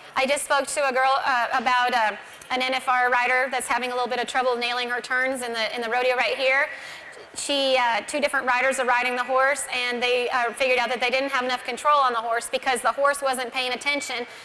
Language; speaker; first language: English; native; English